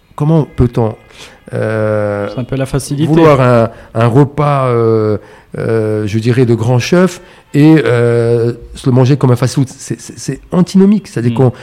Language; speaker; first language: French; non-native, local second language; Arabic